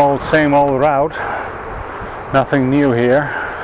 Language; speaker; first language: English; non-native, fluent; Dutch